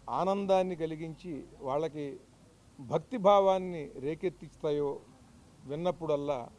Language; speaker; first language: Telugu; native; Telugu